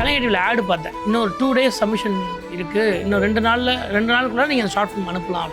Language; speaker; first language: Tamil; native; Tamil